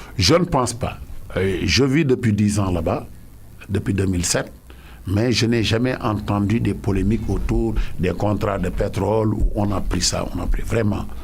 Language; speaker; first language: French; non-native, local second language; Wolof